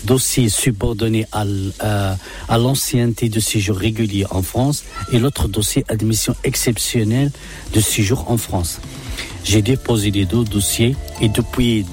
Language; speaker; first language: French; non-native, local second language; Arabic